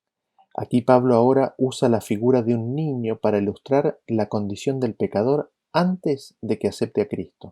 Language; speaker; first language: Spanish; native; Spanish